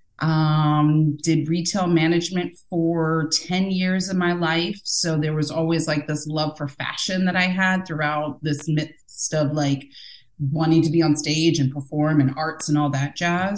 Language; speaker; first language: English; native; English